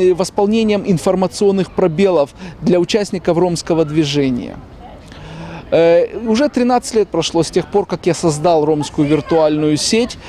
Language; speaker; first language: Russian; native; Russian